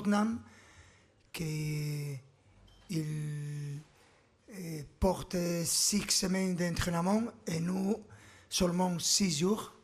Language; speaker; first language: French; non-native, learner; Spanish